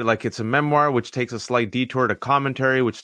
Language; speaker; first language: English; early bilingual, other home language; Urdu